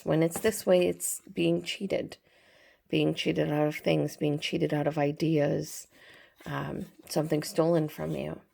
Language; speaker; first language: English; native; English